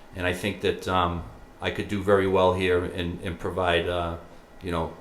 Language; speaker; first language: English; native; English